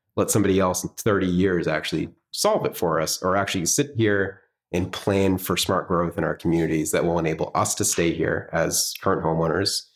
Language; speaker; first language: English; native; English